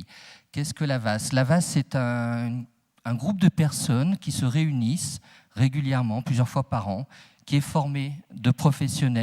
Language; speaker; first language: French; native; French